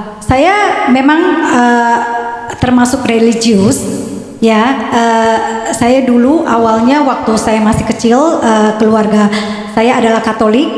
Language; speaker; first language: Indonesian; native; Indonesian